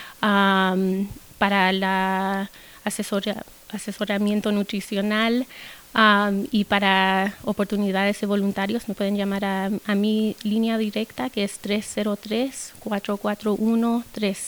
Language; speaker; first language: Spanish; early bilingual, heritage; Spanish